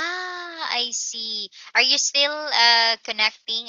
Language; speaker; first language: English; non-native, local second language; Filipino